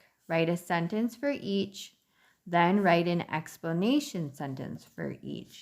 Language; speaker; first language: English; native; English